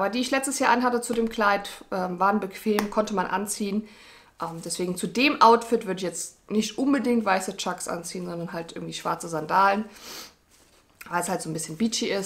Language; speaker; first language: German; native; German